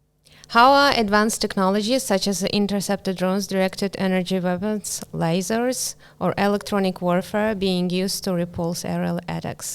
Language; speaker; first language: English; non-native, fluent; Ukrainian